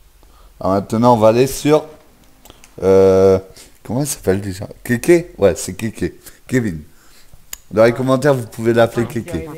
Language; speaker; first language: French; native; French